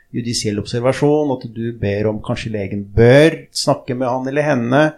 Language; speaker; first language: Norwegian; early bilingual, other home language; Arabic